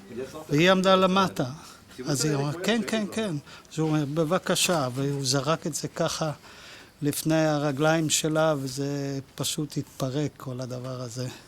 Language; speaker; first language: Hebrew; non-native, fluent; Dutch